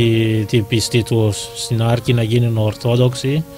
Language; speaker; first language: Greek; non-native, learner; Malagasy